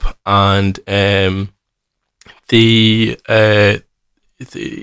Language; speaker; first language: English; native; English